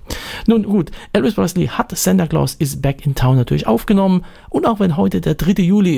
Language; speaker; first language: German; native; German